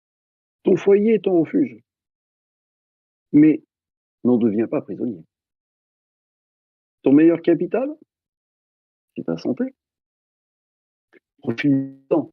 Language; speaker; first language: French; native; French